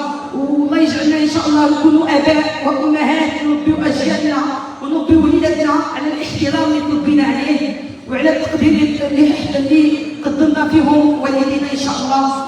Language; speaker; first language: Arabic; native; Arabic